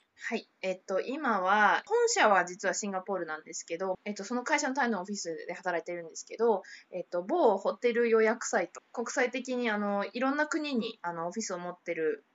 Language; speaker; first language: Japanese; native; Japanese